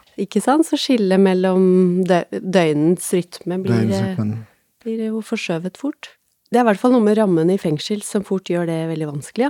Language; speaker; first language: Norwegian; native; Norwegian